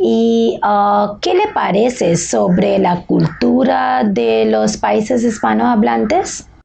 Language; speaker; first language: Spanish; non-native, learner; Bangla